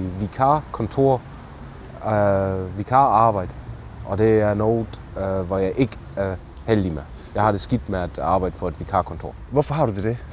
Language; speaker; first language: Danish; non-native, local second language; German